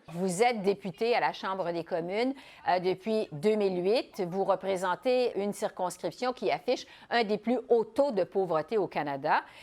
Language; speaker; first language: French; native; French